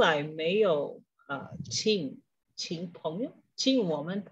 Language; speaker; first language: Chinese; non-native, learner; English